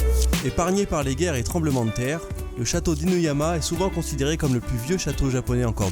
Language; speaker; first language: French; native; French